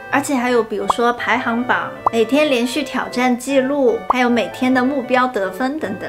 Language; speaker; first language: Chinese; native; Chinese